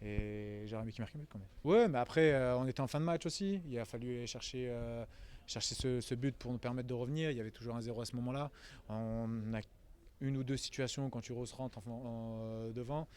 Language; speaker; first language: French; native; French